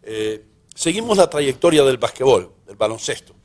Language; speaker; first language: Spanish; early bilingual, heritage; Spanish